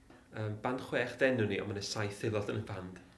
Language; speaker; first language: Welsh; native; Welsh